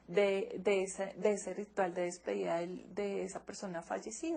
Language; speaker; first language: Spanish; native; Spanish